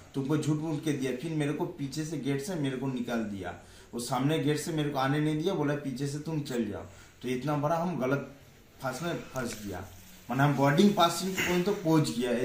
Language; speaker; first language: Hindi; non-native, local second language; Bangla